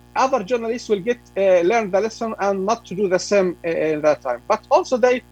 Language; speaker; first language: English; non-native, fluent; Arabic